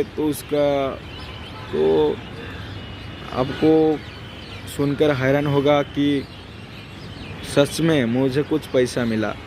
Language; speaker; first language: Hindi; non-native, local second language; Odia